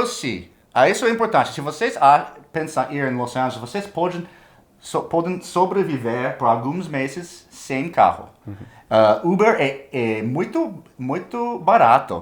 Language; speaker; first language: Portuguese; non-native, fluent; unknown